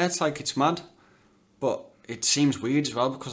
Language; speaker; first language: English; native; English